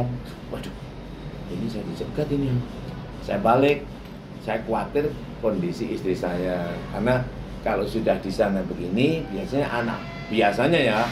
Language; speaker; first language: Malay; non-native, local second language; Javanese